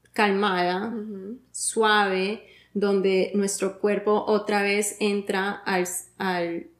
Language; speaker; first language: Spanish; early bilingual, heritage; Spanish